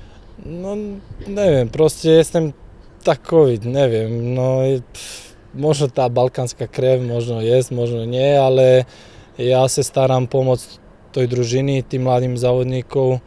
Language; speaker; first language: Polish; non-native, fluent; Slovak